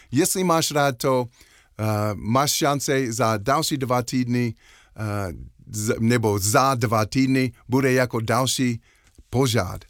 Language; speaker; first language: Czech; non-native, learner; English